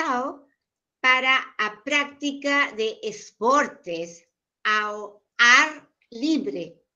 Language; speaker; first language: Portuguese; non-native, learner; Spanish